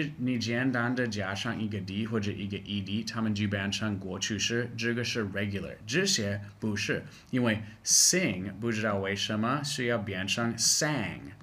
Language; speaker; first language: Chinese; non-native, fluent; English